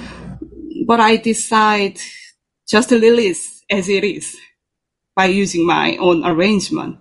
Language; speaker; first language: English; non-native, learner; Korean